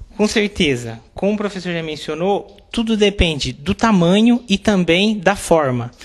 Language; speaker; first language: Portuguese; native; Portuguese